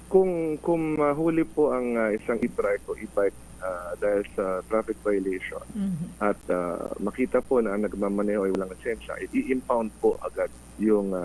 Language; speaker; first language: Filipino; native; Filipino